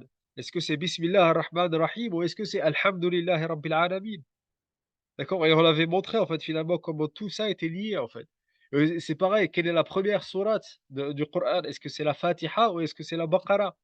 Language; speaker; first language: French; native; French